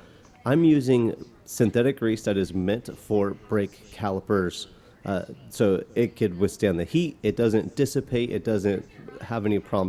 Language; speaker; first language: English; native; English